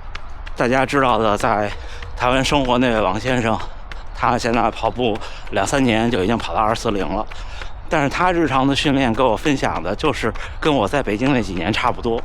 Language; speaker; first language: Chinese; native; Chinese